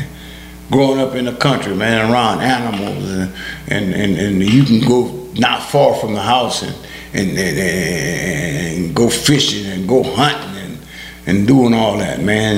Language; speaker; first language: English; early bilingual, other home language; Haitian Creole